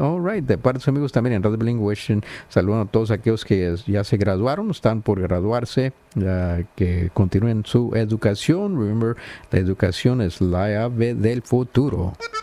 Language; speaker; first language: Spanish; early bilingual, heritage; Spanish